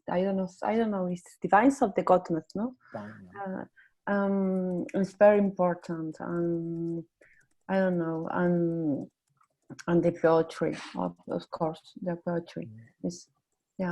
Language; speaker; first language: English; non-native, learner; Spanish